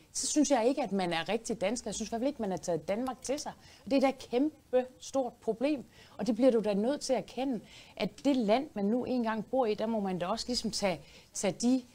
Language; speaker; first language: Danish; native; Danish